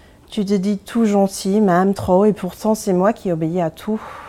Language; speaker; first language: French; non-native, fluent; English